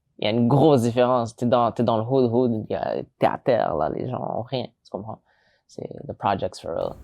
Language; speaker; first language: French; early bilingual, other home language; English